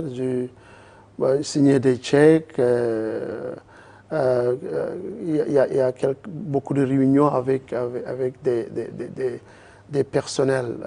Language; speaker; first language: French; non-native, learner; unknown